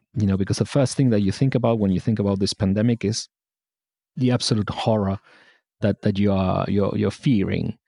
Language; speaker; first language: English; non-native, fluent; Spanish